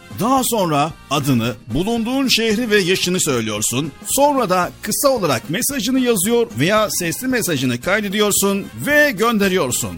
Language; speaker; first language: Turkish; native; Turkish